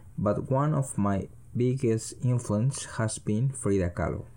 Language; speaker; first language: English; early bilingual, other home language; Spanish